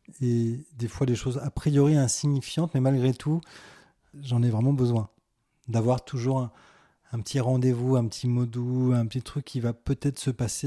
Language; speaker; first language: French; native; French